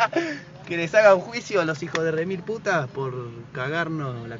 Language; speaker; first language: Spanish; native; Spanish